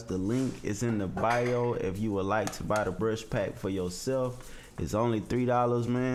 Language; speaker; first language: English; native; English